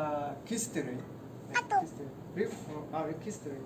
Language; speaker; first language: Korean; non-native, learner; Mongolian